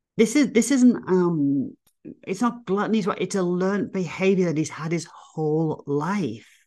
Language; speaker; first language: English; native; English